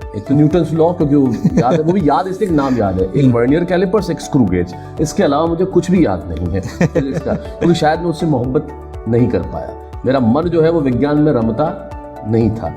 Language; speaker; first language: Hindi; native; Hindi